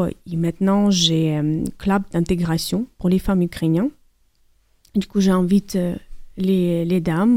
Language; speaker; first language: French; non-native, learner; Ukrainian